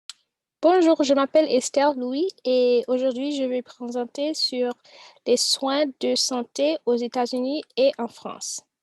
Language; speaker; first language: French; non-native, learner; English